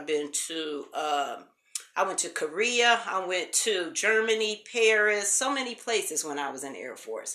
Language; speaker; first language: English; native; English